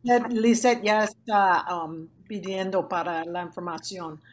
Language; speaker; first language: Spanish; non-native, learner; English